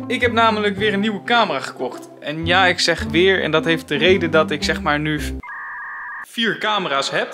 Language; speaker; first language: Dutch; native; Dutch